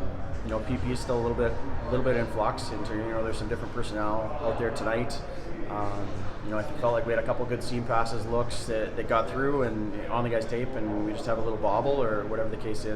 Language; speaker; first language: English; native; English